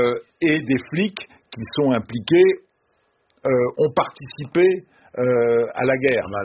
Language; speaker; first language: French; native; French